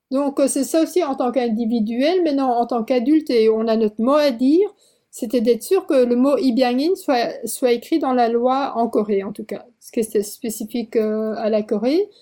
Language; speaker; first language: French; early bilingual, other home language; Korean